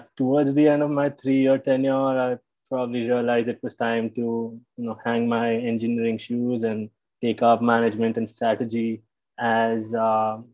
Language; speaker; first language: English; non-native, local second language; Hindi